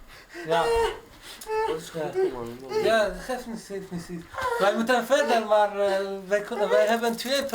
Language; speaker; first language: Dutch; non-native, learner; Persian